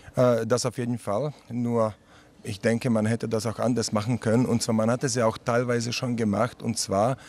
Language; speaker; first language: German; non-native, fluent; Slovak